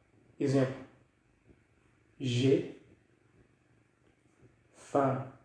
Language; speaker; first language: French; non-native, fluent; Portuguese